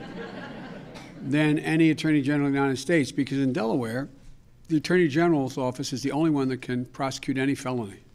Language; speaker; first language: English; native; English